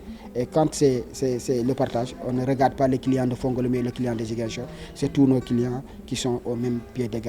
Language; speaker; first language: French; non-native, local second language; Wolof